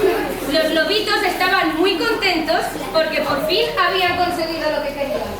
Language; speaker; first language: Spanish; native; Spanish